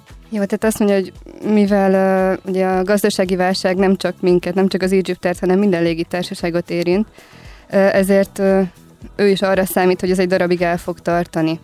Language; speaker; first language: Hungarian; native; Hungarian